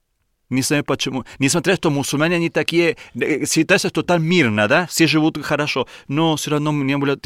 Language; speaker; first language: Russian; non-native, learner; Spanish